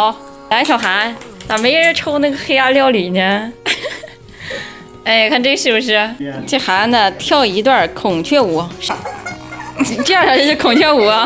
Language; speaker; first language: Chinese; native; Chinese